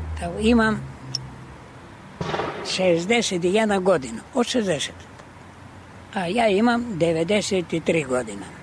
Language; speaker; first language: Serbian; early bilingual, heritage; Greek